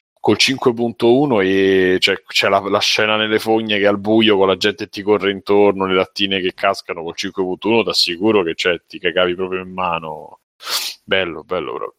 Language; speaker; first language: Italian; native; Italian